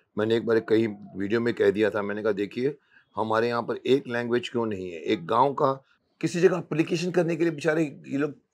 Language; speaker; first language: Hindi; native; Hindi